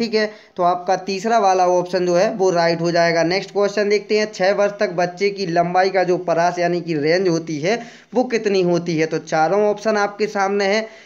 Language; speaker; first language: Hindi; native; Hindi